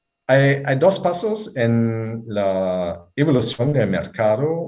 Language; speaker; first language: Spanish; non-native, fluent; German